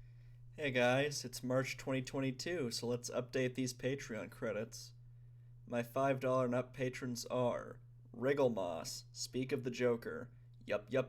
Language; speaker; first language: English; native; English